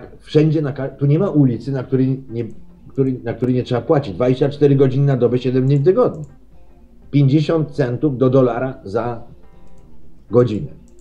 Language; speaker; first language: Polish; native; Polish